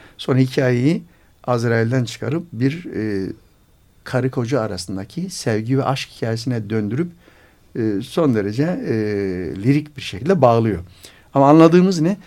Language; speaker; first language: Turkish; native; Turkish